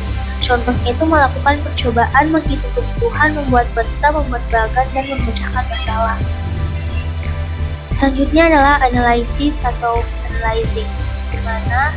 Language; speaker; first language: Indonesian; native; Indonesian